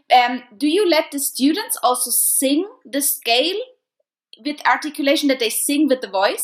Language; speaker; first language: English; non-native, fluent; German